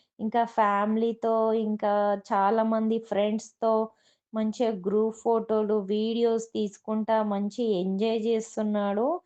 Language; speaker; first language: Telugu; non-native, local second language; Lambadi